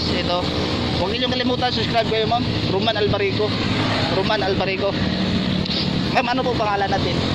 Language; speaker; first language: Filipino; non-native, local second language; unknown